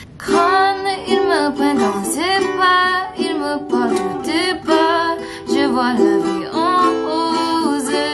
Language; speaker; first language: French; non-native, learner; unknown